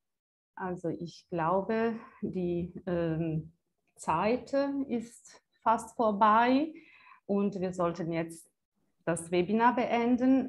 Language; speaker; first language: German; non-native, fluent; Italian